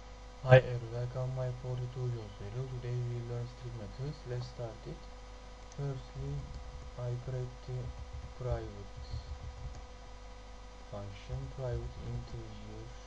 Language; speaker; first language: English; non-native, learner; Turkish